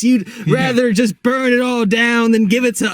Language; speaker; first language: English; native; English